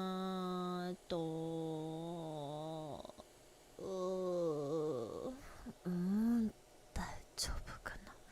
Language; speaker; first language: Japanese; non-native, learner; English